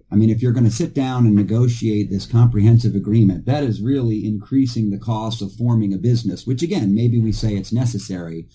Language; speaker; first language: English; native; English